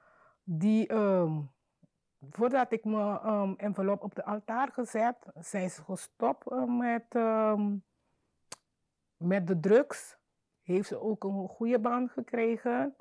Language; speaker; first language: Dutch; non-native, fluent; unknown